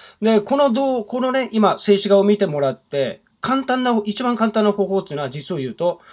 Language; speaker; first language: Japanese; native; Japanese